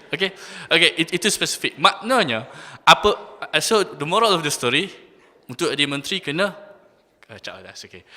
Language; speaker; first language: Malay; native; Malay